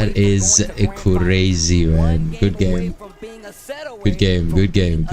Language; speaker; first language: English; non-native, local second language; Arabic